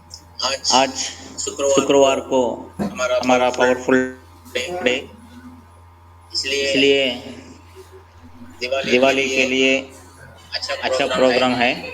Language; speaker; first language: Hindi; non-native, local second language; Telugu